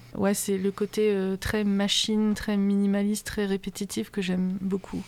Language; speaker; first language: French; early bilingual, heritage; English